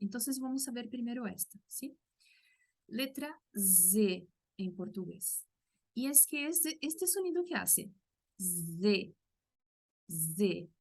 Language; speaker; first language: Spanish; non-native, local second language; Portuguese